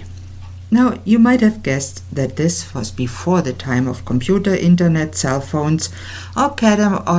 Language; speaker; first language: English; non-native, fluent; German